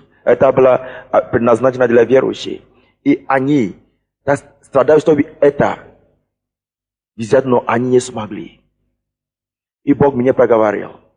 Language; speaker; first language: Russian; non-native, fluent; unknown